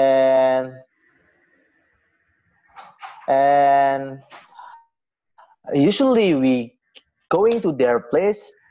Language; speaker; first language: English; non-native, learner; Indonesian